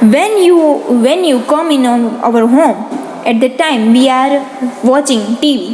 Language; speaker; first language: English; non-native, local second language; Gujarati